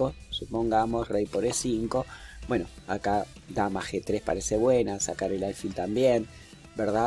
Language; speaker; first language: Spanish; native; Spanish